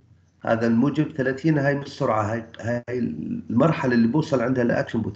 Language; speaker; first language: Arabic; native; Arabic